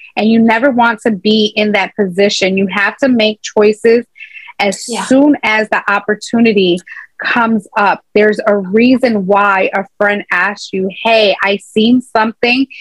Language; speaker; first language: English; native; English